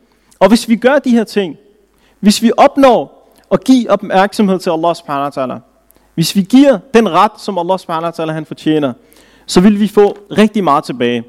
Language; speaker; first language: Danish; early bilingual, other home language; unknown